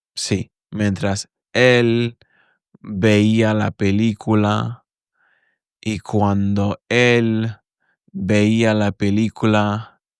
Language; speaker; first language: Spanish; non-native, fluent; English